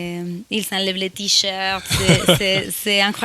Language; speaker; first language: French; non-native, fluent; Spanish